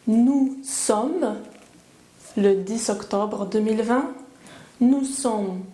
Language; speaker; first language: French; non-native, fluent; Polish